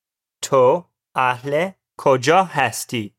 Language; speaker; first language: Persian; non-native, learner; English